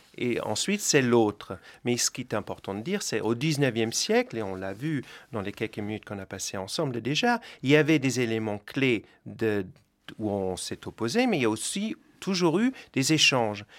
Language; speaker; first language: French; non-native, fluent; German